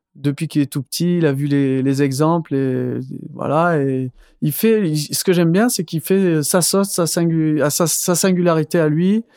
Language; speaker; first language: French; native; French